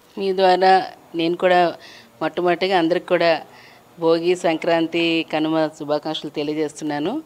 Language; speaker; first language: Telugu; native; Telugu